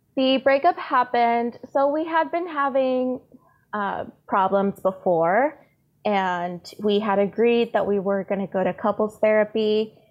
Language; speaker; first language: English; native; English